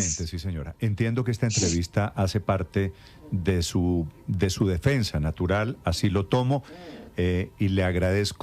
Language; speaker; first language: Spanish; native; Spanish